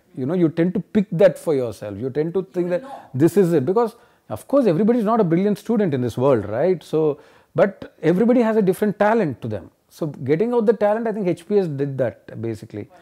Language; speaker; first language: English; non-native, local second language; Telugu